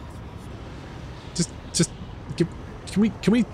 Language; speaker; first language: English; native; English